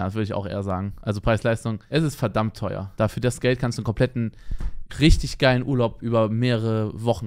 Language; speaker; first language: German; native; German